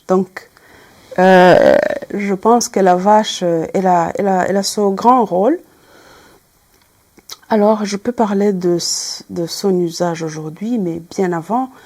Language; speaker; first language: French; non-native, local second language; Kinyarwanda